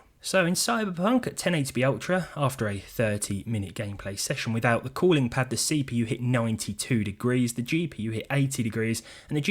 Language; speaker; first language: English; native; English